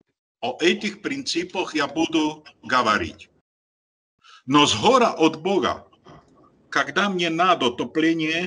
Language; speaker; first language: Russian; non-native, learner; Slovak